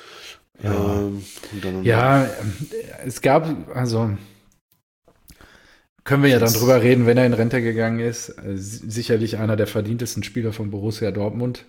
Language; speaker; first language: German; native; German